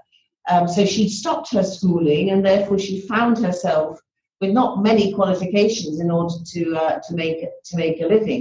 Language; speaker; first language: English; native; English